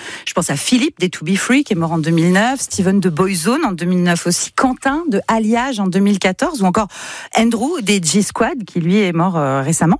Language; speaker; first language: French; native; French